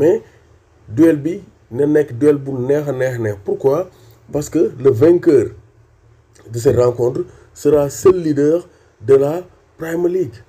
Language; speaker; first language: French; non-native, local second language; Wolof